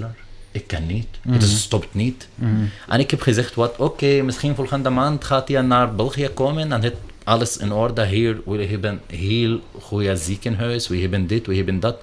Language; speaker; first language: Dutch; non-native, learner; Arabic